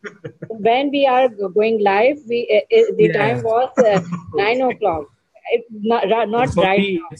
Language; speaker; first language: English; non-native, learner; Urdu